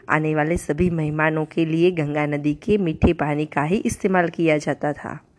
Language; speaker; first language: Hindi; non-native, local second language; Gujarati